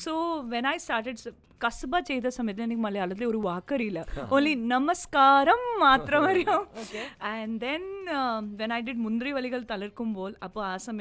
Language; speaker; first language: Malayalam; non-native, local second language; Hindi